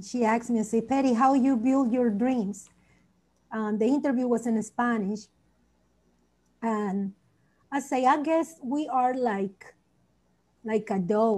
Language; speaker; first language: English; non-native, learner; Spanish